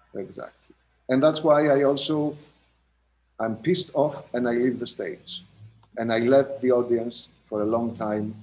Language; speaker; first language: English; non-native, fluent; Greek